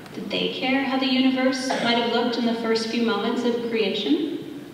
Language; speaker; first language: English; native; English